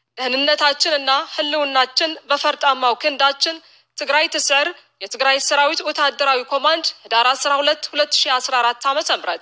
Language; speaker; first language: Amharic; non-native, local second language; Tigrinya